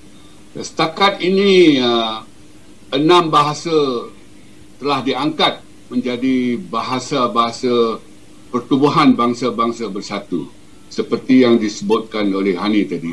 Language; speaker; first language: Malay; native; Malay